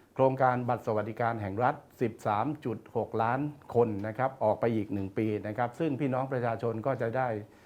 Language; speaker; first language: Thai; native; Thai